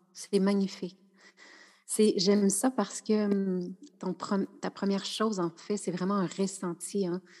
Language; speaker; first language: French; native; French